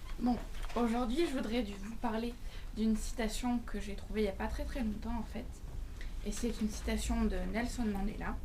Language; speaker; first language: French; native; French